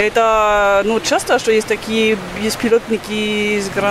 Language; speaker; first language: Russian; non-native, learner; French